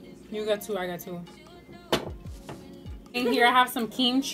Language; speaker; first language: English; early bilingual, other home language; Spanish